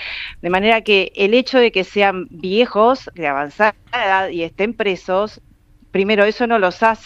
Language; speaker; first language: Spanish; native; Spanish